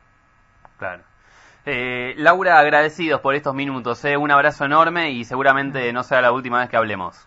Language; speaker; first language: Spanish; native; Spanish